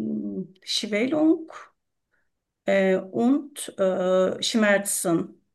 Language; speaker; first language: German; non-native, learner; Turkish